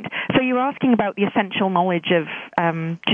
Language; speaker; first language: English; native; English